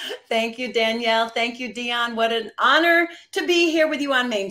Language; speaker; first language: English; native; English